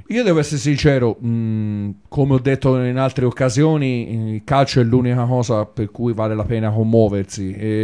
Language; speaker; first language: Italian; native; Italian